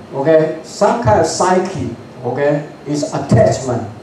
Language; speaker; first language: English; non-native, learner; Cantonese